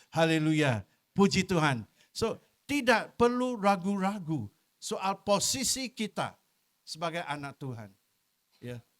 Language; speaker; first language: Malay; non-native, local second language; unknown